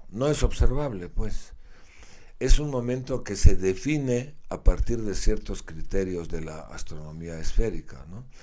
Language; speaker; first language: Spanish; non-native, fluent; Slovenian